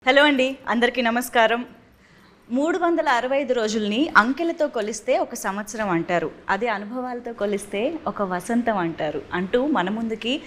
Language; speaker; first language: Telugu; native; Telugu